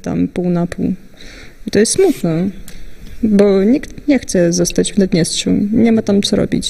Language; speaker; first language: Polish; non-native, fluent; Russian